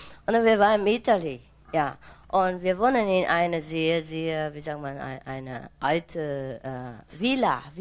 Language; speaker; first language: German; non-native, fluent; Vietnamese